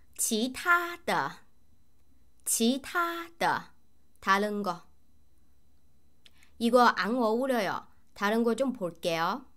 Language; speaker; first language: Korean; non-native, fluent; Chinese